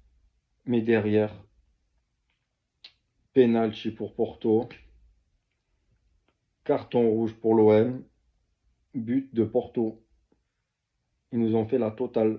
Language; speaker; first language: French; native; French